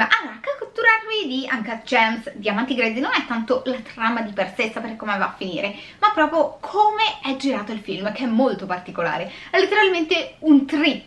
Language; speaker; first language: Italian; native; Italian